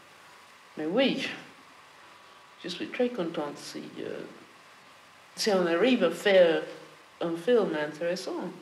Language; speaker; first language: French; non-native, fluent; English